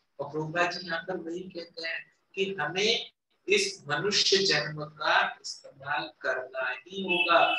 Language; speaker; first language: Hindi; non-native, local second language; Marathi